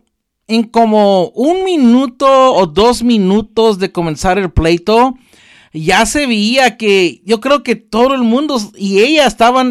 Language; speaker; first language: Spanish; early bilingual, heritage; Spanish